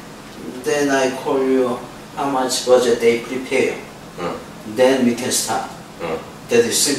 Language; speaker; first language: English; non-native, learner; Korean